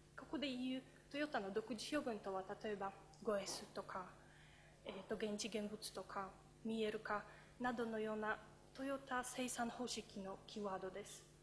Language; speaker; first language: Japanese; non-native, fluent; Polish